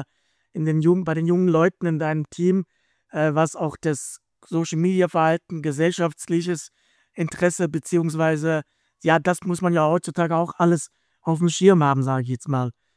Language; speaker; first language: German; native; German